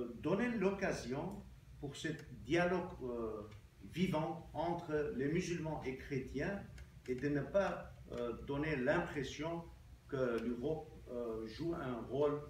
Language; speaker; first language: French; non-native, local second language; Armenian